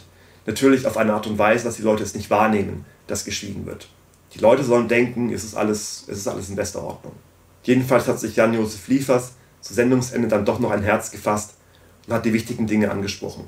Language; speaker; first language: German; native; German